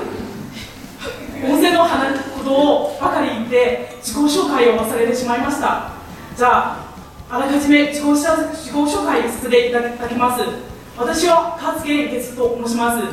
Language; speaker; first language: Japanese; non-native, fluent; Chinese